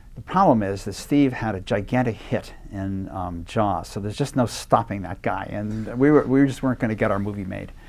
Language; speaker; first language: English; native; English